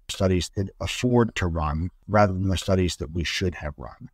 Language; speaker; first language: English; native; English